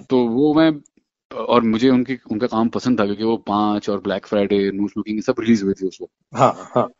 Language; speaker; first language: Hindi; non-native, local second language; Gujarati